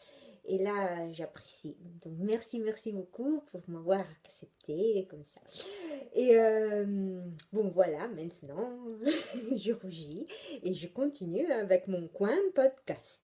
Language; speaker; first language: French; non-native, fluent; Italian